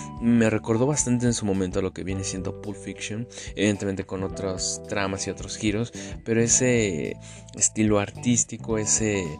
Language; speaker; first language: Spanish; native; Spanish